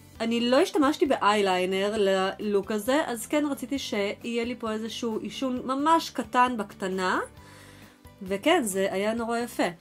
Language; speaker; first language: Hebrew; early bilingual, other home language; Russian